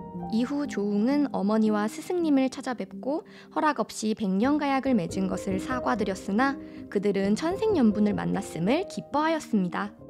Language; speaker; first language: Korean; native; Korean